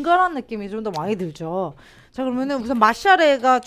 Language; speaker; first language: Korean; native; Korean